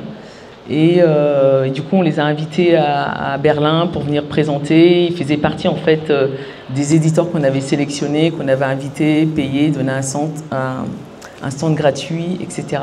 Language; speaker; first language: French; native; French